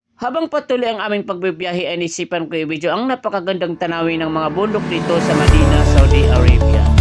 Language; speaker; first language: Filipino; non-native, local second language; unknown